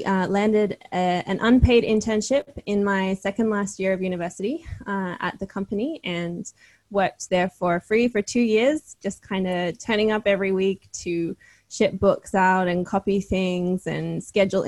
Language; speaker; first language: English; native; English